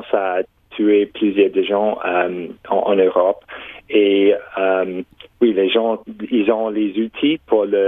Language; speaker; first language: French; non-native, local second language; English